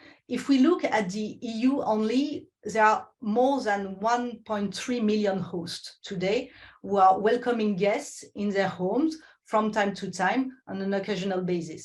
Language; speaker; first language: English; non-native, fluent; French